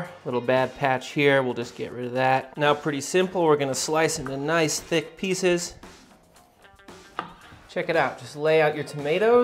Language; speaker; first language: English; native; English